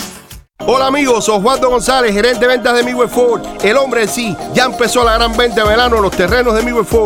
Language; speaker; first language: Spanish; native; Spanish